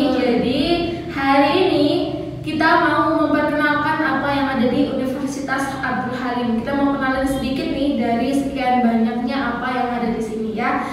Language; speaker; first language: Indonesian; native; Indonesian